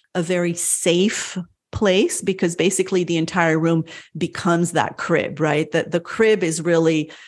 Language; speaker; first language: English; early bilingual, other home language; French